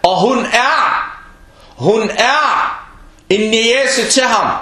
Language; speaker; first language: Danish; early bilingual, other home language; Arabic